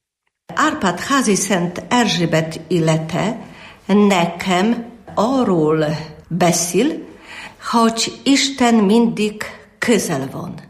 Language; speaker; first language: Hungarian; non-native, learner; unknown